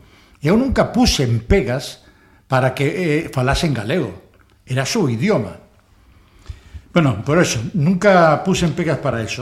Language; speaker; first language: Galician; non-native, local second language; Spanish